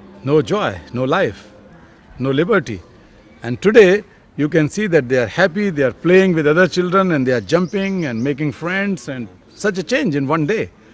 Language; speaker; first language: English; non-native, local second language; Hindi